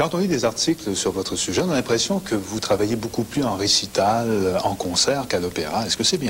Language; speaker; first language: French; native; French